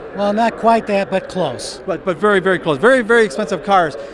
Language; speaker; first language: English; native; English